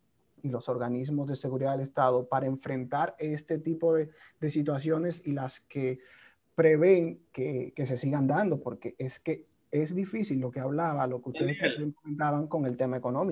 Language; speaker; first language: Spanish; native; Spanish